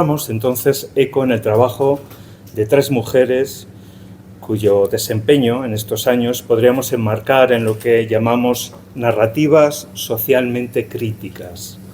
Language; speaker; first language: Spanish; native; Spanish